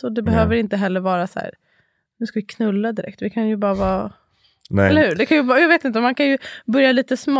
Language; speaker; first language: Swedish; native; Swedish